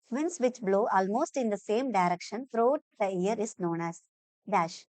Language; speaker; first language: English; non-native, local second language; Tamil